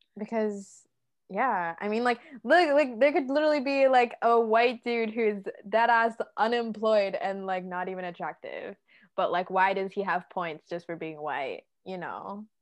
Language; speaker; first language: English; native; English